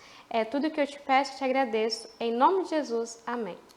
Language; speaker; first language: Portuguese; native; Portuguese